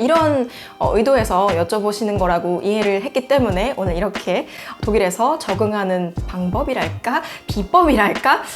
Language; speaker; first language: Korean; native; Korean